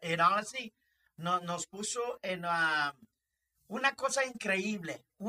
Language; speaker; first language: Spanish; early bilingual, heritage; Spanish